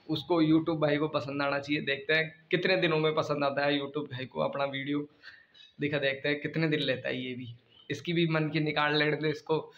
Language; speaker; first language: Hindi; native; Hindi